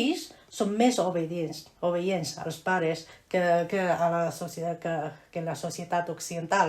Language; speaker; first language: Catalan; non-native, fluent; Chinese